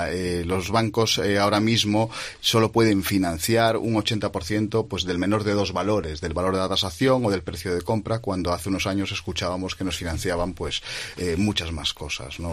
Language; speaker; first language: Spanish; native; Spanish